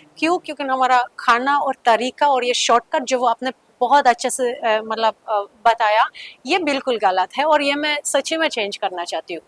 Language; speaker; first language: Hindi; non-native, fluent; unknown